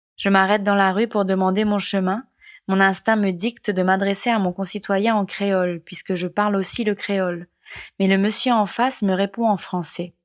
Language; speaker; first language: French; non-native, local second language; Morisyen